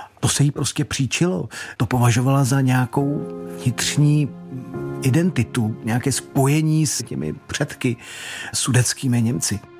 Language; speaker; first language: Czech; native; Czech